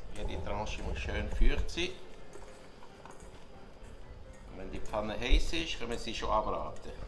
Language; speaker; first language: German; non-native, local second language; French